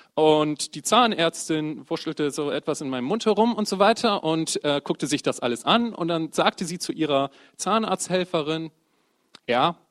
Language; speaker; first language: German; native; German